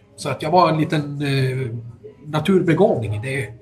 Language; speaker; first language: Swedish; native; Swedish